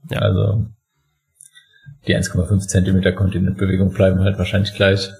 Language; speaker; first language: German; native; German